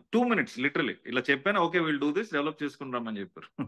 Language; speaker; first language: Telugu; native; Telugu